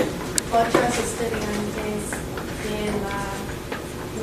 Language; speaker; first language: Spanish; non-native, learner; English